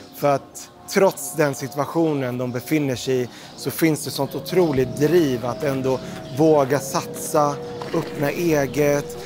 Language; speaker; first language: Swedish; early bilingual, other home language; Arabic